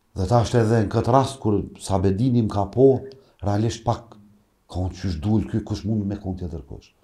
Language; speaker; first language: Albanian; native; Albanian